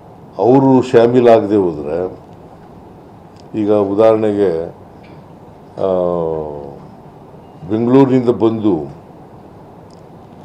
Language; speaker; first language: Kannada; native; Kannada